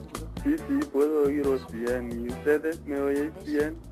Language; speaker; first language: Spanish; non-native, fluent; Kikuyu